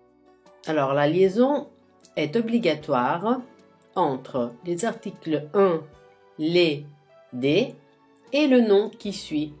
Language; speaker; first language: French; non-native, fluent; Italian